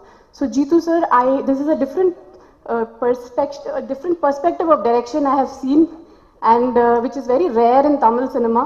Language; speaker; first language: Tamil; non-native, local second language; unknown